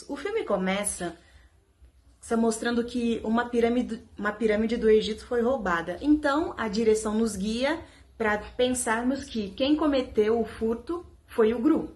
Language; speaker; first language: Portuguese; native; Portuguese